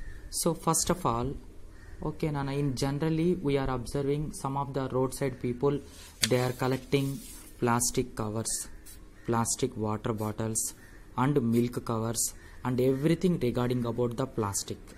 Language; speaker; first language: English; non-native, local second language; Telugu